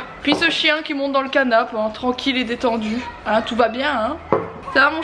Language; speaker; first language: French; native; French